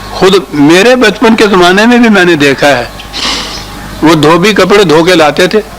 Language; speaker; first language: Urdu; non-native, local second language; Punjabi